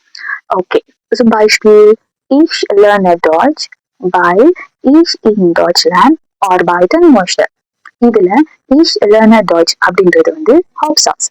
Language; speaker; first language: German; non-native, fluent; Tamil